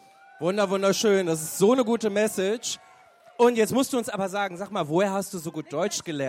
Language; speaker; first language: German; native; German